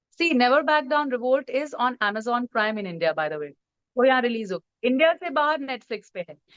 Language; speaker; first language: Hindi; non-native, local second language; Bhojpuri